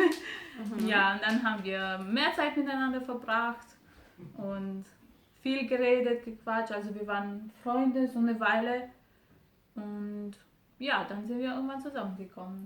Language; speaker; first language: German; non-native, fluent; Romanian